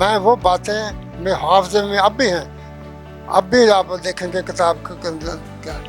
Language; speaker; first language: Urdu; non-native, local second language; Punjabi